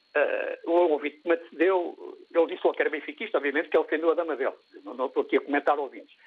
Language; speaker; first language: Portuguese; native; Portuguese